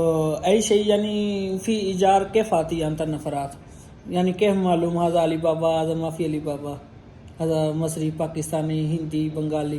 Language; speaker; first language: Arabic; non-native, learner; Urdu